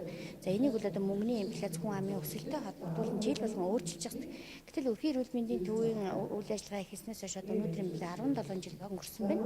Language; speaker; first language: Mongolian; native; Mongolian